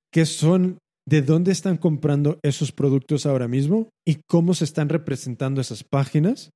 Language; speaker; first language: Spanish; early bilingual, heritage; Spanish